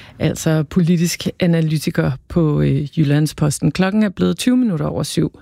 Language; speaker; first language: Danish; native; Danish